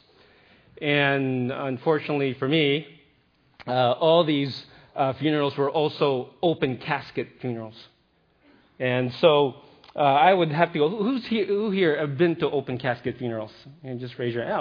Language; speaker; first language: English; non-native, local second language; Filipino